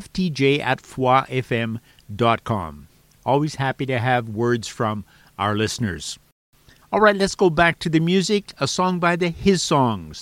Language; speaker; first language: English; native; English